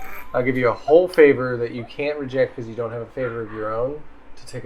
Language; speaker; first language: English; native; English